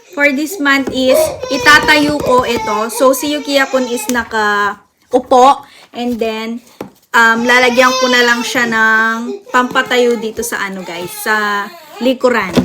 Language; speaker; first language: Filipino; non-native, local second language; Pampanga